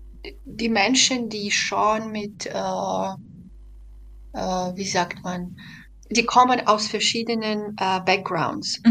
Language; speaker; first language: German; non-native, fluent; Belarusian